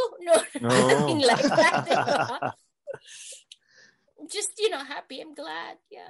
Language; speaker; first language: English; non-native, local second language; Filipino